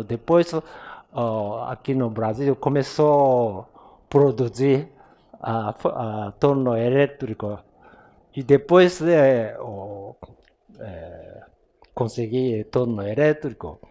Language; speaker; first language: Portuguese; non-native, fluent; Japanese